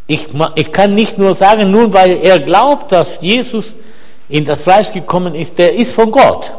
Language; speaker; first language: German; non-native, fluent; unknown